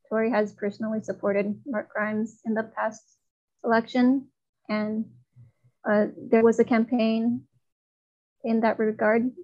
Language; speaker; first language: English; non-native, fluent; Chinese